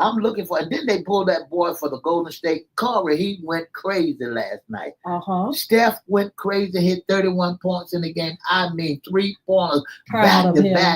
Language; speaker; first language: English; native; English